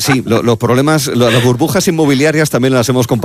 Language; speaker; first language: Spanish; native; Spanish